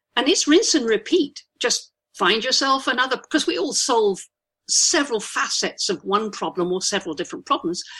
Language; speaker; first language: English; native; English